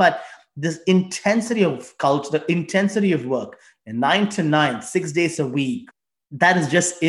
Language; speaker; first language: English; non-native, local second language; Tamil